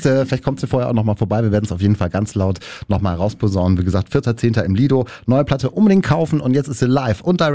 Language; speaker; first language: German; native; German